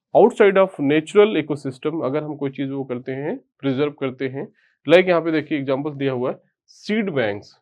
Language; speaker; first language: Hindi; native; Hindi